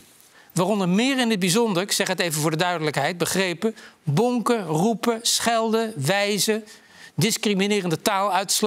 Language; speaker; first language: Dutch; native; Dutch